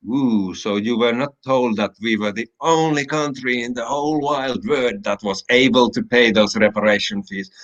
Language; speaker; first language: English; non-native, fluent; Finnish